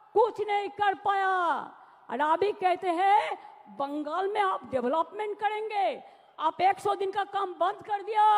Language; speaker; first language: Hindi; non-native, local second language; Bangla